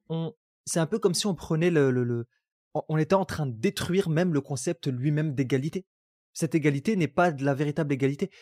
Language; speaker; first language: French; non-native, local second language; Arabic